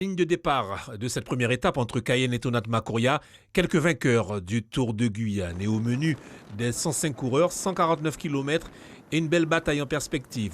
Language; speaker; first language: French; native; French